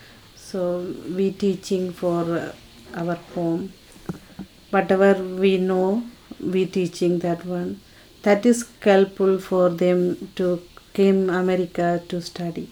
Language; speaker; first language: English; non-native, learner; Tamil